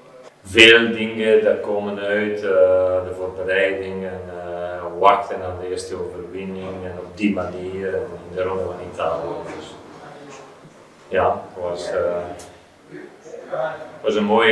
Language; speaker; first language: Dutch; non-native, fluent; Italian